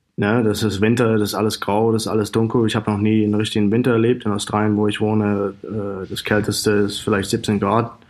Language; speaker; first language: German; non-native, fluent; English